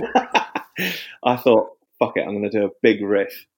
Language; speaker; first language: English; native; English